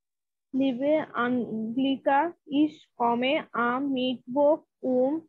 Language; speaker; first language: German; non-native, learner; Bangla